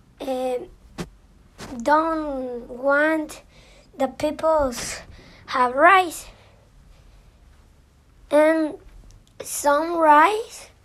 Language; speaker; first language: English; non-native, learner; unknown